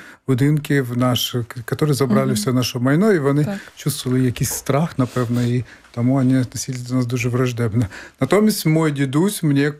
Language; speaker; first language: Ukrainian; non-native, fluent; Crimean Tatar